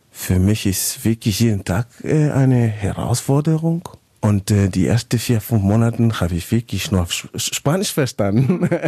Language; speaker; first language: German; non-native, fluent; Spanish